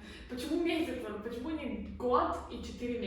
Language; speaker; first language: Russian; native; Russian